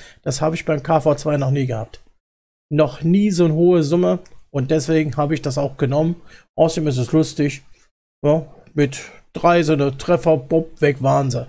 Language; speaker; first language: German; native; German